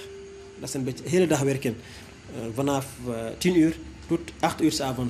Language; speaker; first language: Dutch; non-native, fluent; French